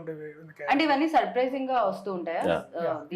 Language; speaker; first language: Telugu; native; Telugu